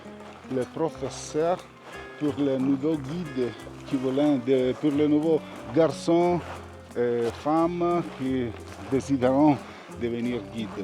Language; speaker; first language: French; non-native, learner; Italian